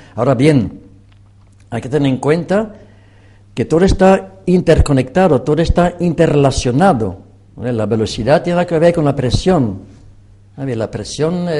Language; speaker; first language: Spanish; non-native, fluent; French